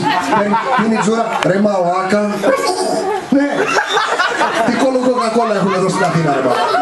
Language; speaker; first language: Greek; native; Greek